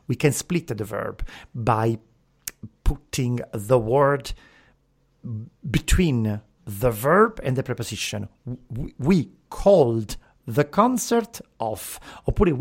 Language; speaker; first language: English; non-native, fluent; Italian